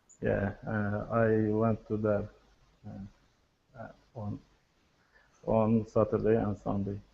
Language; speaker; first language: English; non-native, learner; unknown